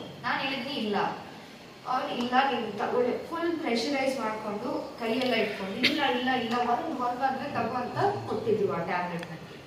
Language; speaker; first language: Kannada; non-native, local second language; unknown